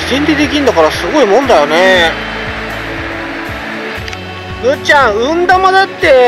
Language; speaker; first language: Japanese; native; Japanese